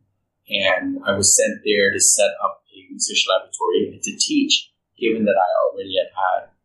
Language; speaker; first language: English; non-native, local second language; Filipino